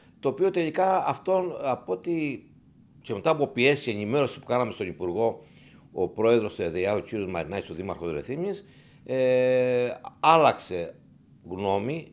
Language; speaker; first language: Greek; native; Greek